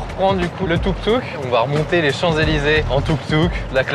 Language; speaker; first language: French; native; French